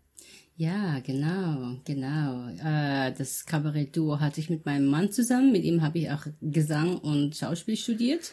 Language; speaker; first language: German; early bilingual, other home language; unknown